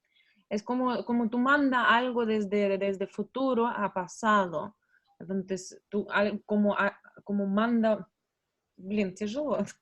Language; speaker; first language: Spanish; non-native, learner; Russian